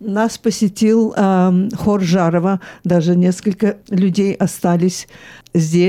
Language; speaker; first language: Russian; early bilingual, heritage; Russian